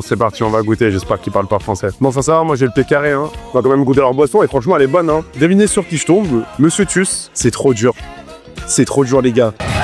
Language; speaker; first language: French; native; French